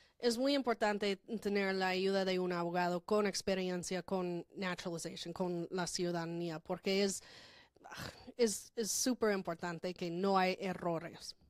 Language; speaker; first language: Spanish; non-native, fluent; English